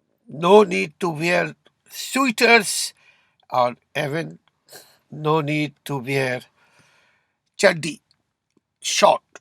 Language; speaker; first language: English; non-native, learner; Urdu